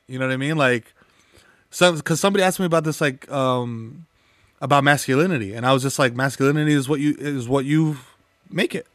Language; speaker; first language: English; early bilingual, other home language; Spanish